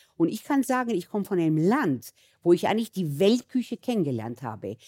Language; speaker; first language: German; early bilingual, other home language; Hebrew